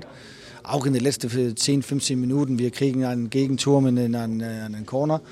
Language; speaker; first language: German; non-native, learner; Danish